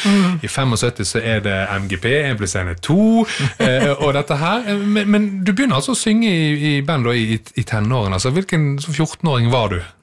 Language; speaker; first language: Norwegian; native; Norwegian